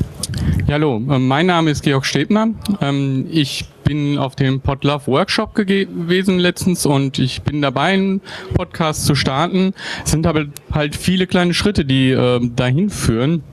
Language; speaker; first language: German; native; German